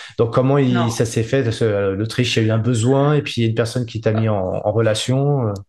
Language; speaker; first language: French; native; French